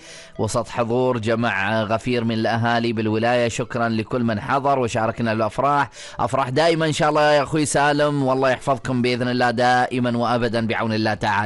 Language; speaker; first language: Arabic; native; Arabic